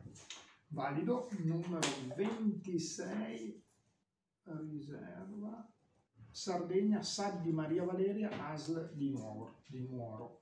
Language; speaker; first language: Italian; native; Italian